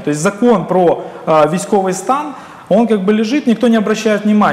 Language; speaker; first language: Russian; native; Russian